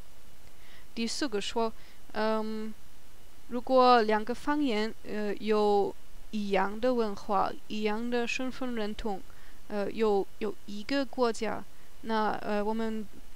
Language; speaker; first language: Chinese; non-native, learner; German